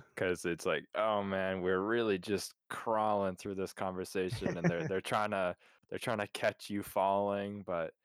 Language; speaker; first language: English; native; English